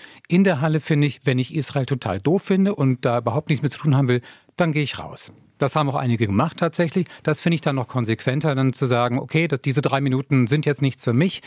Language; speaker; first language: German; native; German